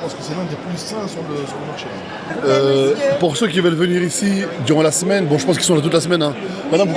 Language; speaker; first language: French; native; French